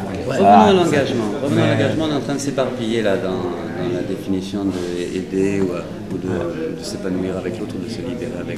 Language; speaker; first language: French; native; French